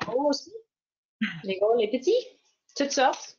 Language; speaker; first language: French; non-native, fluent; English